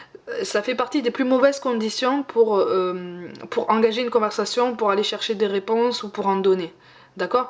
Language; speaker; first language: French; native; French